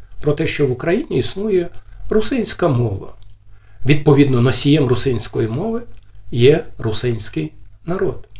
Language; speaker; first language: Ukrainian; native; Ukrainian